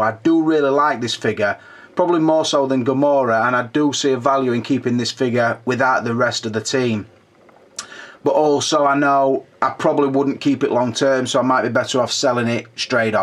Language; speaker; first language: English; native; English